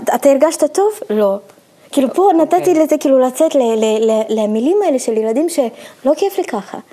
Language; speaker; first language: Hebrew; early bilingual, other home language; Russian